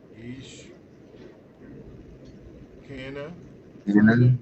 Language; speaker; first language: German; non-native, fluent; Portuguese